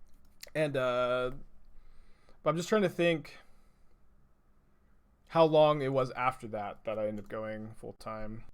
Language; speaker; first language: English; native; English